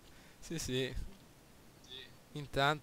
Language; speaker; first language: Italian; native; Italian